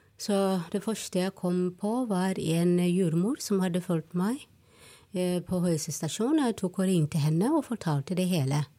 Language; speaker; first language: Norwegian; non-native, fluent; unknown